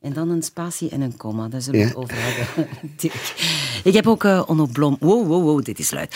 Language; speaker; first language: Dutch; native; Dutch